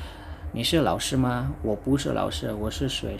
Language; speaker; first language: Chinese; non-native, fluent; Indonesian